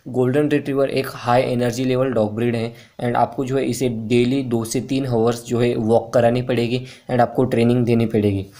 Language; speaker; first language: Hindi; native; Hindi